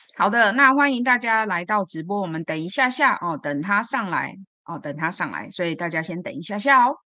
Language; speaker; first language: Chinese; native; Chinese